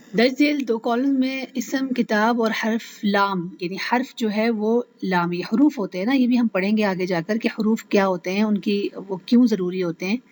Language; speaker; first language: Urdu; native; Urdu